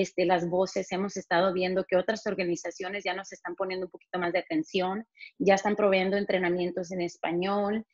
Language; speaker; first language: Spanish; early bilingual, heritage; Spanish